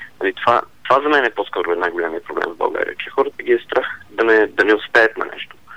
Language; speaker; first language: Bulgarian; early bilingual, heritage; Bulgarian